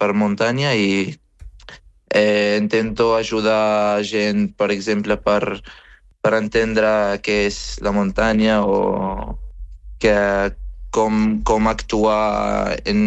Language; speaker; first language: Catalan; non-native, fluent; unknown